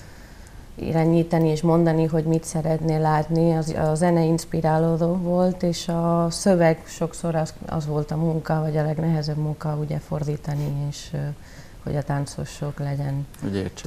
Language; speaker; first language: Hungarian; non-native, learner; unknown